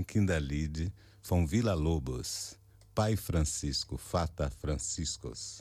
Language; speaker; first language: German; non-native, fluent; Portuguese